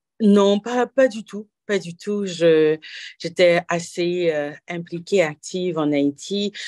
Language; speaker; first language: French; non-native, local second language; Haitian Creole